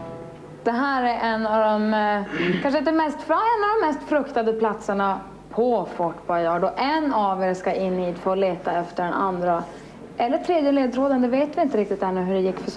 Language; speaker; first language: Swedish; native; Swedish